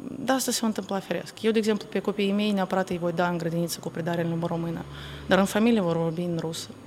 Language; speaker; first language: Romanian; non-native, local second language; Russian